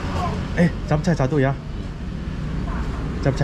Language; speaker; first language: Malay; non-native, fluent; Chinese